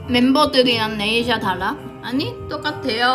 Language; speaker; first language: Korean; non-native, learner; Chinese